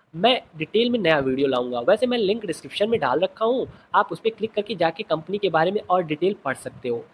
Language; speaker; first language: Hindi; native; Hindi